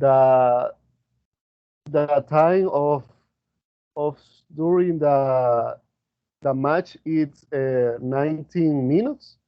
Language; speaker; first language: English; non-native, learner; Spanish